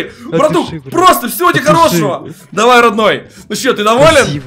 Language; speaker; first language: Russian; native; Russian